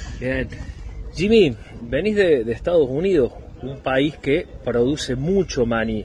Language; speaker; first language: Spanish; native; Spanish